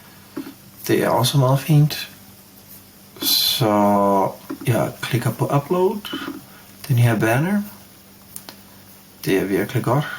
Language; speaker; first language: Danish; non-native, fluent; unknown